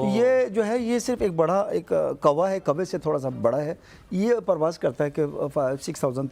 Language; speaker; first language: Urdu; non-native, local second language; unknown